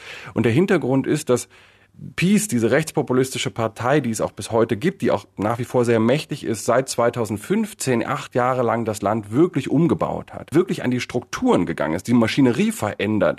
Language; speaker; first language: German; native; German